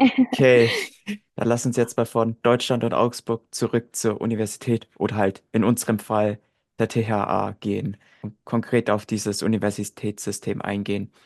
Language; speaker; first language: German; native; German